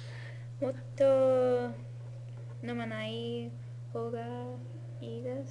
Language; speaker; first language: Japanese; non-native, learner; English